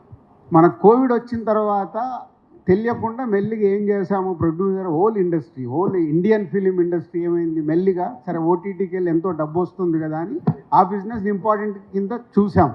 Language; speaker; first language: Telugu; native; Telugu